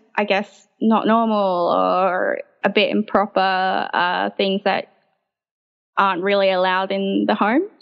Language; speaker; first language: English; native; English